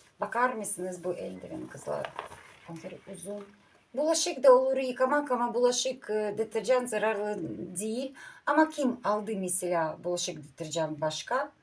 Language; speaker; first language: Turkish; non-native, learner; Russian